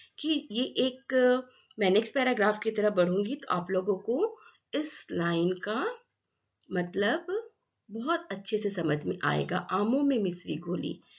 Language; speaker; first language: Hindi; non-native, local second language; Assamese